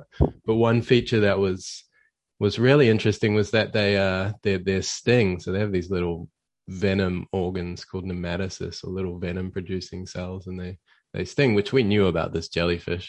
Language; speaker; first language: English; native; English